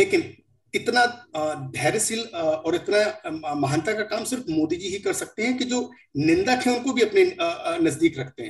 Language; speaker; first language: Hindi; native; Hindi